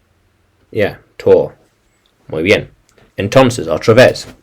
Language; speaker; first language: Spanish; non-native, learner; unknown